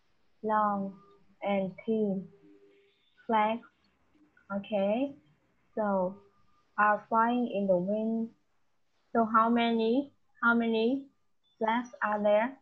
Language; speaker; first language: English; non-native, fluent; Vietnamese